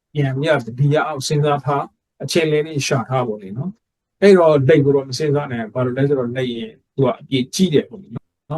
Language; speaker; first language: Burmese; native; Burmese